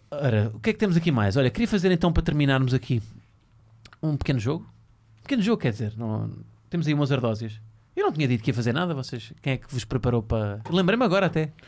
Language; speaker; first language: Portuguese; native; Portuguese